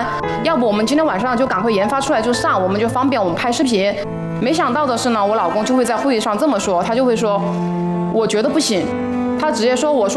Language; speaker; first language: Chinese; native; Chinese